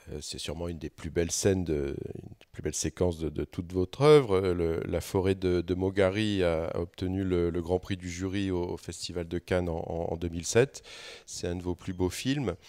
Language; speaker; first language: French; native; French